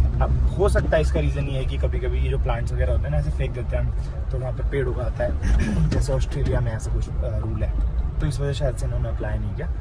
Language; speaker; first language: Hindi; native; Hindi